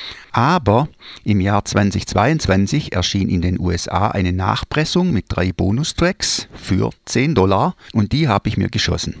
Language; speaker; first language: German; native; German